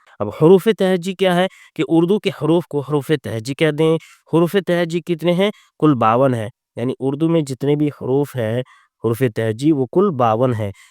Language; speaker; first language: Urdu; native; Urdu